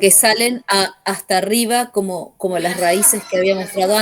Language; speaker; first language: Spanish; native; Spanish